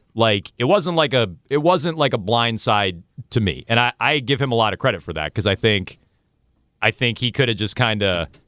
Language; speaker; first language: English; native; English